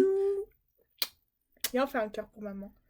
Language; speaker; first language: French; native; French